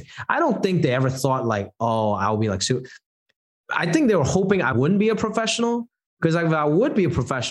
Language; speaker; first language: English; non-native, local second language; Cantonese